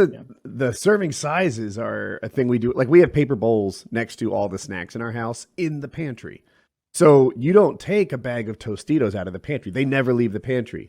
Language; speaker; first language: English; native; English